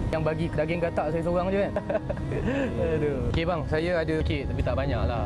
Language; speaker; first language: Malay; native; Malay